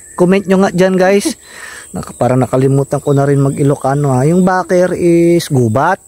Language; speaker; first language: Filipino; non-native, local second language; Iloko